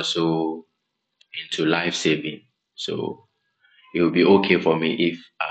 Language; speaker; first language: English; non-native, local second language; Ewe